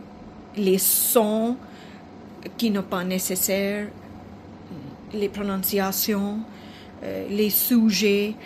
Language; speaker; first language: French; non-native, fluent; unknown